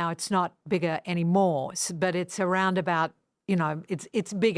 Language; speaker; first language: English; non-native, fluent; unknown